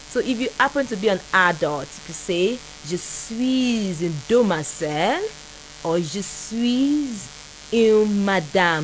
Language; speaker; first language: French; non-native, fluent; Yoruba